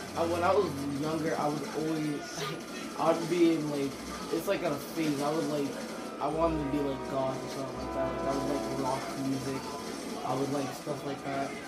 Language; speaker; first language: English; native; English